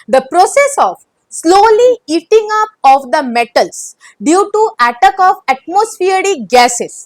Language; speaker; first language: English; non-native, local second language; Bangla